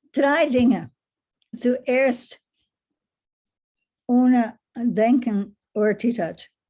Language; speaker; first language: German; non-native, learner; English